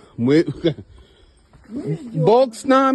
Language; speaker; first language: Russian; non-native, learner; English